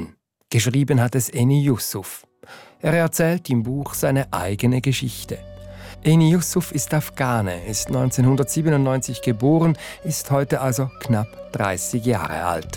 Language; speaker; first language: German; native; German